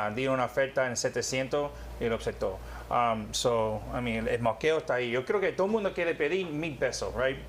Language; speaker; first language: Spanish; early bilingual, heritage; Spanish